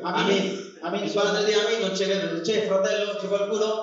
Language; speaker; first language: Italian; non-native, fluent; Bangla